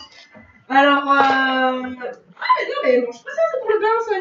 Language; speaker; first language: French; native; French